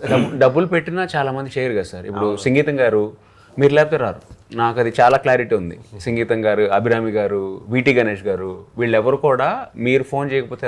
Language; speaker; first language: Telugu; native; Telugu